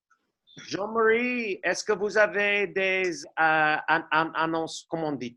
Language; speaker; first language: French; non-native, learner; English